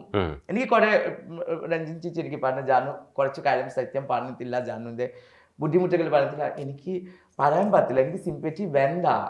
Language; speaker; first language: Malayalam; non-native, learner; Assamese